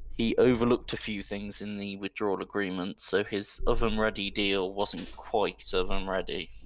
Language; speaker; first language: English; native; English